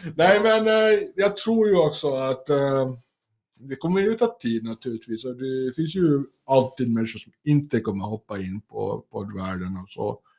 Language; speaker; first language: Swedish; native; Swedish